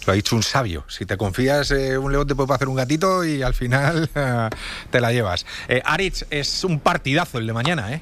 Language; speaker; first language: Spanish; native; Spanish